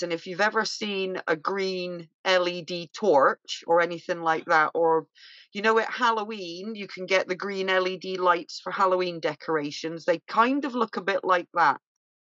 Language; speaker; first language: English; native; English